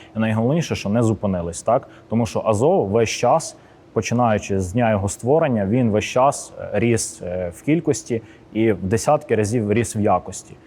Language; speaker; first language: Ukrainian; native; Ukrainian